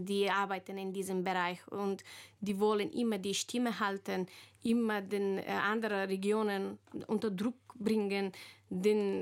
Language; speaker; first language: German; non-native, learner; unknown